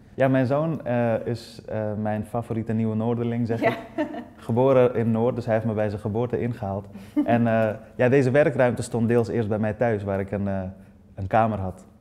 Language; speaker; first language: Dutch; early bilingual, other home language; Persian